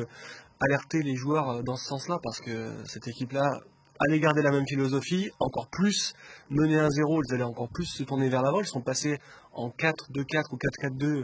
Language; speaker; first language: French; native; French